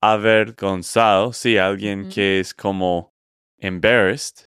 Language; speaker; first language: Spanish; non-native, fluent; English